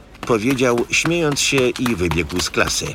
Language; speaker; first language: Polish; native; Polish